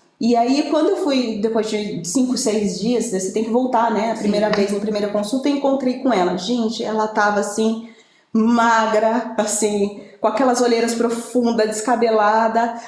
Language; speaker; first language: Portuguese; native; Portuguese